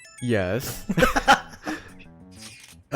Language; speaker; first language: English; native; English